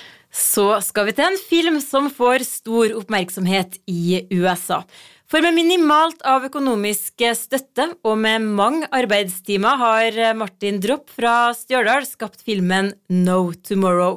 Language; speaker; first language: Norwegian; native; Norwegian